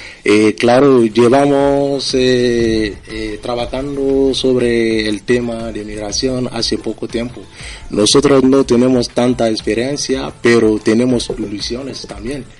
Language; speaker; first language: Spanish; non-native, fluent; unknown